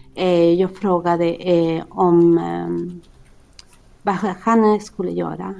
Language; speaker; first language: Swedish; non-native, fluent; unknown